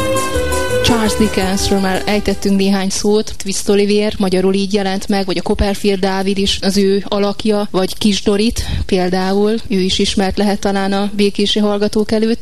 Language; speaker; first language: Hungarian; native; Hungarian